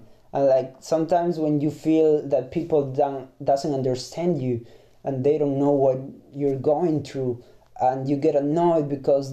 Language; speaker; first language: English; non-native, fluent; Spanish